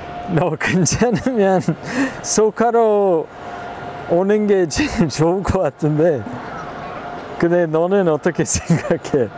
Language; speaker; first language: Korean; non-native, fluent; English